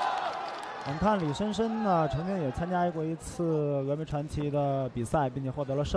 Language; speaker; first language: Chinese; native; Chinese